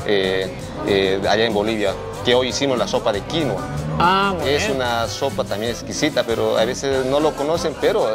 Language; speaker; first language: Spanish; native; Spanish